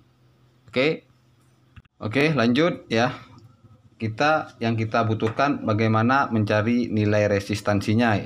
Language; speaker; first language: Indonesian; native; Indonesian